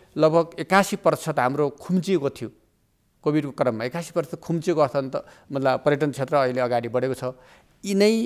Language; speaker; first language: Nepali; native; Nepali